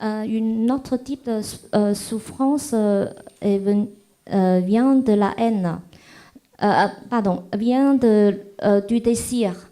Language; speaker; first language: French; non-native, fluent; Chinese